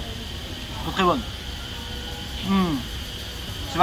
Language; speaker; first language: French; native; French